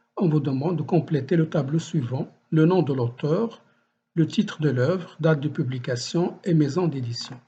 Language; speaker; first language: French; non-native, local second language; Arabic